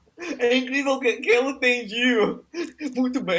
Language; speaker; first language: Portuguese; non-native, fluent; Italian